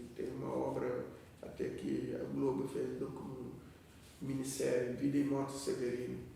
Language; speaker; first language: Portuguese; non-native, fluent; Wolof